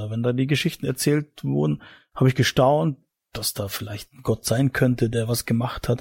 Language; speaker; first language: German; native; German